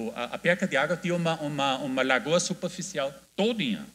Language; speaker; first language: Portuguese; non-native, fluent; German